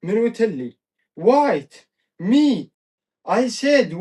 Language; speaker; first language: English; non-native, learner; Arabic